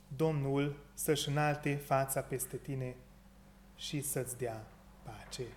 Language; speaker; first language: Romanian; non-native, local second language; Hungarian